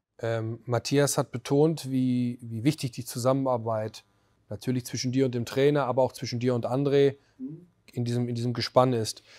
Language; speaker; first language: German; native; German